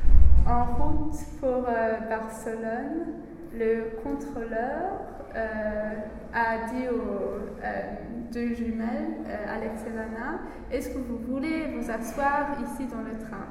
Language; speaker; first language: French; non-native, learner; English